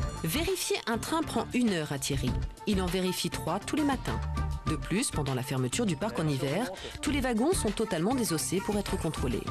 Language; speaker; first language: French; native; French